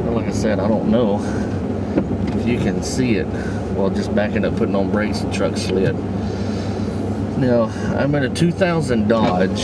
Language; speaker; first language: English; native; English